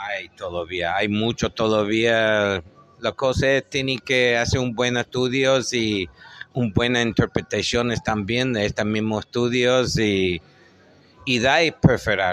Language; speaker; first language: Spanish; non-native, fluent; English